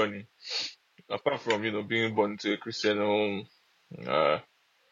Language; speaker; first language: English; non-native, local second language; Yoruba